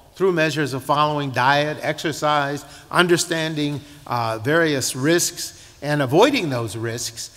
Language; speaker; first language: English; native; English